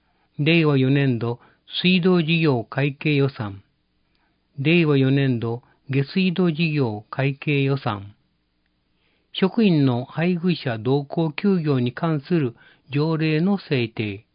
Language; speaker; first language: Japanese; native; Japanese